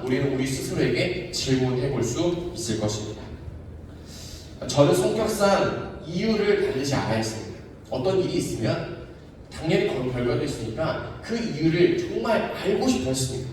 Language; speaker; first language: Korean; native; Korean